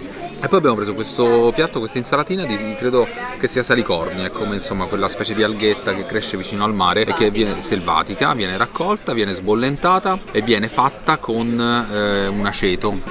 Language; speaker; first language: Italian; native; Italian